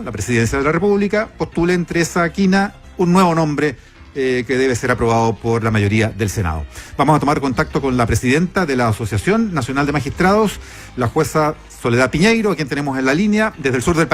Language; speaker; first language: Spanish; native; Spanish